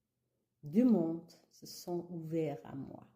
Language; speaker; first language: French; early bilingual, other home language; Kabuverdianu